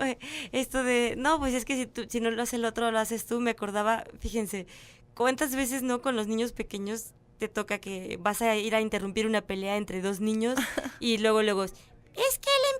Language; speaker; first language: Spanish; native; Spanish